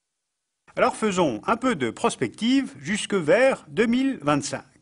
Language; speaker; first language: French; native; French